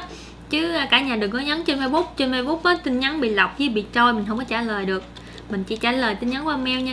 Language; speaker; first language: Vietnamese; native; Vietnamese